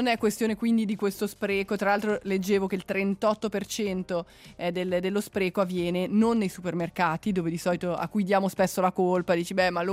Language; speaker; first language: Italian; native; Italian